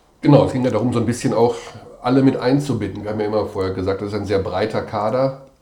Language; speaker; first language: German; native; German